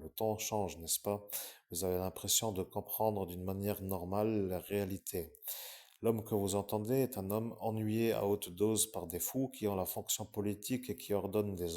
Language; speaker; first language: French; native; French